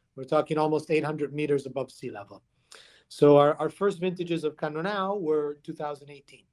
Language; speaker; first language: English; early bilingual, other home language; Italian